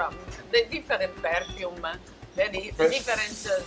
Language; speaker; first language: English; non-native, learner; Italian